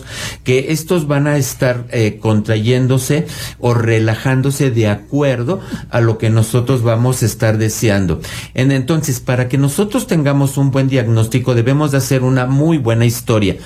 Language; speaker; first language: Spanish; native; Spanish